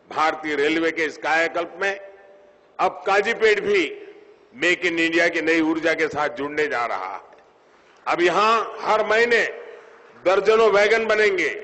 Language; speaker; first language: Hindi; non-native, local second language; Gujarati